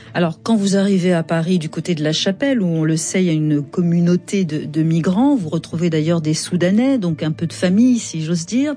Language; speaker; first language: French; native; French